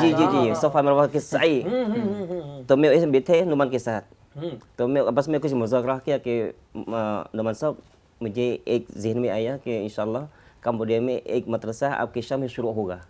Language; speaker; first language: Hindi; non-native, fluent; Khmer